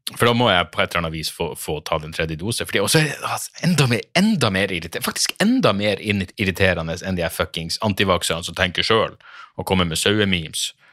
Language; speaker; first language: Norwegian; native; Norwegian